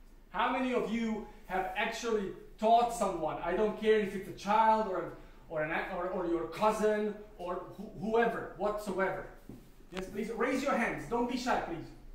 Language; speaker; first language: English; non-native, fluent; Slovak